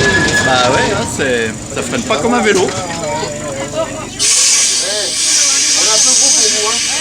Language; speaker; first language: French; native; French